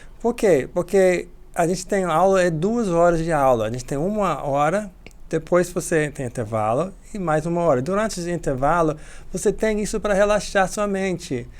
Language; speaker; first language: Portuguese; non-native, fluent; English